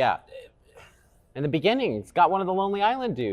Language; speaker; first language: English; native; English